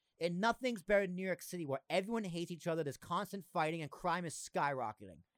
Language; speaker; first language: English; native; English